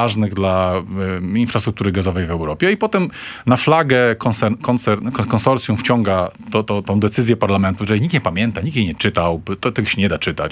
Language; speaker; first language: Polish; native; Polish